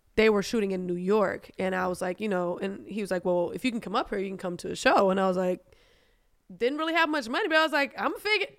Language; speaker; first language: English; non-native, fluent; German